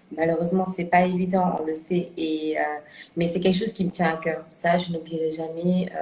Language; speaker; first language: French; native; French